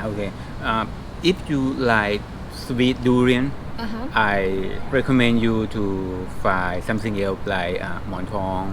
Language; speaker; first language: English; non-native, fluent; Thai